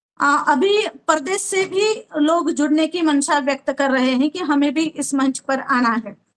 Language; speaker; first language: Hindi; non-native, local second language; Marathi